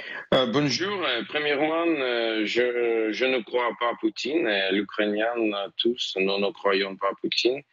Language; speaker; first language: French; non-native, learner; Ukrainian